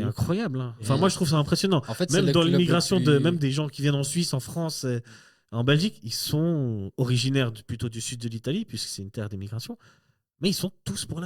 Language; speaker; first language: French; native; French